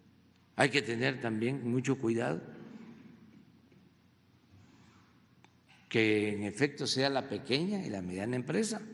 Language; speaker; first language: Spanish; native; Spanish